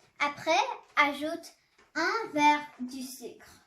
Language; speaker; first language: French; non-native, learner; English